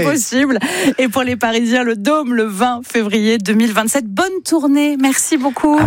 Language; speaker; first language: French; native; French